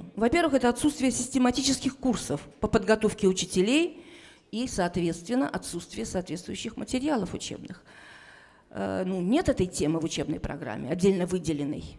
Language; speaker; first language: Russian; native; Russian